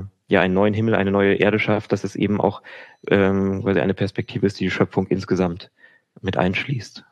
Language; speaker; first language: German; native; German